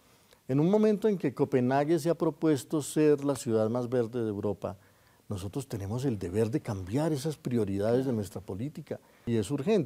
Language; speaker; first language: Spanish; native; Spanish